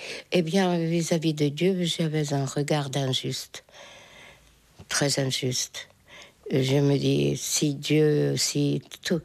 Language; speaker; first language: French; non-native, fluent; Hungarian